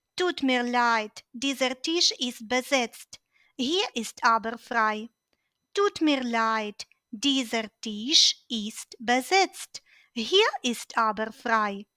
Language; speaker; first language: German; non-native, fluent; Ukrainian